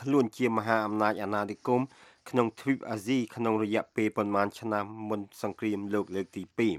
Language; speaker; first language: Khmer; native; Khmer